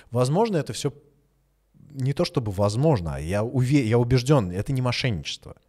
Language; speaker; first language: Russian; native; Russian